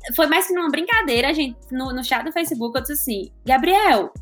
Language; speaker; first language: Portuguese; native; Portuguese